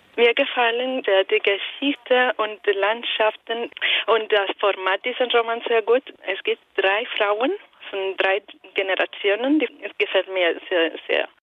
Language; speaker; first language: German; non-native, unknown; Italian